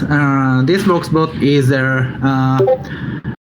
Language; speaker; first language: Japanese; native; Japanese